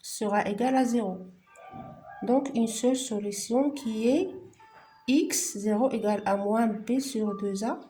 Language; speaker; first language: French; non-native, local second language; Arabic